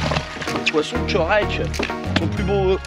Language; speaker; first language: French; native; French